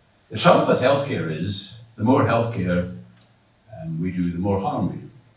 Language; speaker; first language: English; native; English